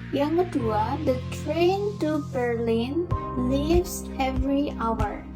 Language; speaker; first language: English; non-native, fluent; Indonesian